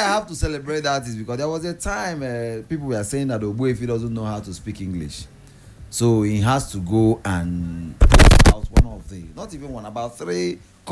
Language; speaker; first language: English; non-native, local second language; Igbo